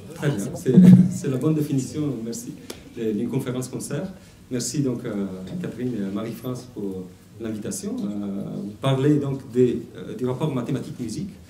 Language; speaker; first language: French; non-native, fluent; Italian